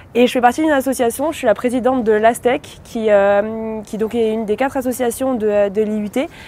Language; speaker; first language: French; native; French